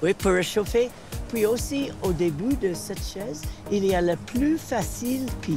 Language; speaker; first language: French; non-native, fluent; English